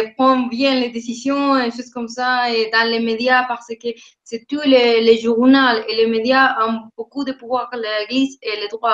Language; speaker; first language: French; non-native, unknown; Spanish